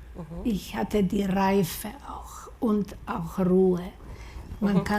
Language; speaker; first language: German; non-native, fluent; Slovak